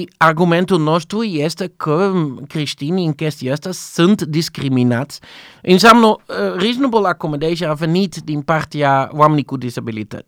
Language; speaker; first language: Romanian; non-native, learner; Dutch